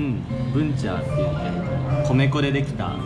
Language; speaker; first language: Japanese; non-native, fluent; Thai